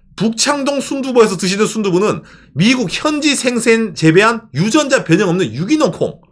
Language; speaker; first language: Korean; native; Korean